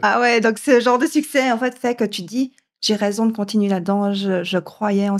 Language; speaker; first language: French; native; French